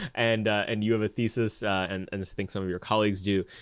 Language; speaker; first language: English; native; English